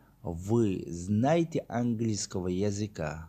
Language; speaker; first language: Russian; non-native, learner; Tajik